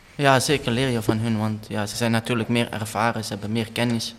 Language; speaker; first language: Dutch; native; Dutch